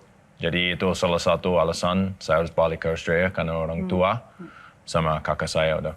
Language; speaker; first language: Indonesian; non-native, learner; English